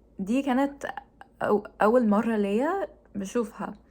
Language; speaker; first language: Egyptian Arabic; non-native, learner; English